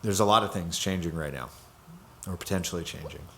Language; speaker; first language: English; native; English